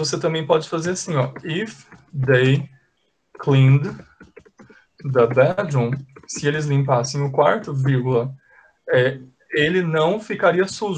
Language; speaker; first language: Portuguese; native; Portuguese